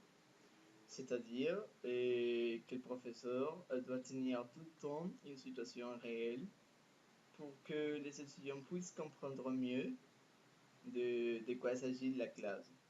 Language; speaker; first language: French; non-native, fluent; Spanish